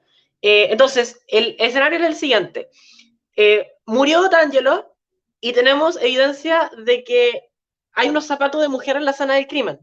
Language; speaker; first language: Spanish; native; Spanish